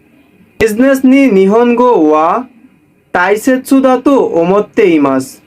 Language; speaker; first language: Japanese; non-native, learner; Bangla